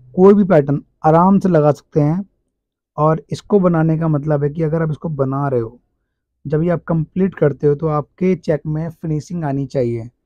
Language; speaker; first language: Hindi; native; Hindi